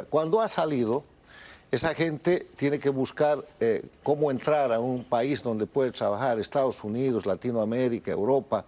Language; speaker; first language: Spanish; native; Spanish